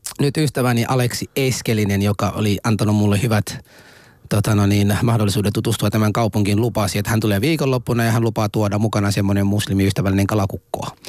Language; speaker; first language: Finnish; non-native, fluent; Somali